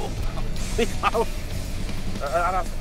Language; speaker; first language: Welsh; non-native, learner; English